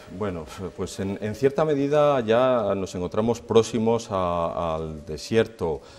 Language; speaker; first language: Spanish; native; Spanish